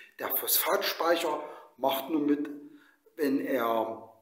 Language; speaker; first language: German; native; German